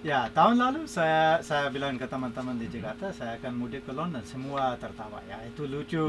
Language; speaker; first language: Indonesian; non-native, fluent; English